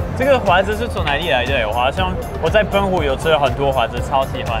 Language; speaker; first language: Chinese; non-native, fluent; French